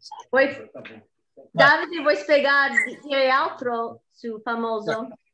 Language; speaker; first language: Italian; non-native, fluent; English